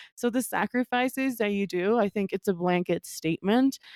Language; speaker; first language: English; non-native, fluent; Spanish